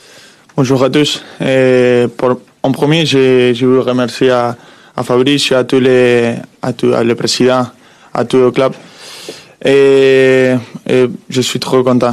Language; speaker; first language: French; non-native, fluent; Spanish